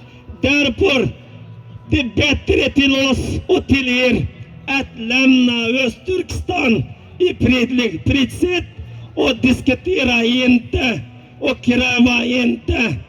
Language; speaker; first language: Swedish; non-native, learner; Uyghur